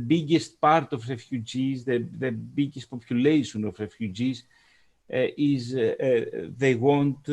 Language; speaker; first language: English; non-native, fluent; Greek